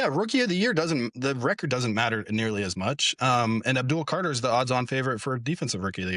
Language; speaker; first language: English; native; English